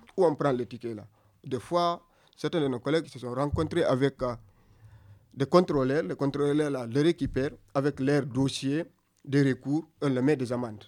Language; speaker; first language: French; non-native, local second language; Fula